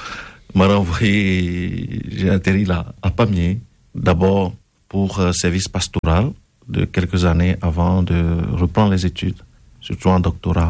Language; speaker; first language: French; non-native, local second language; Ewe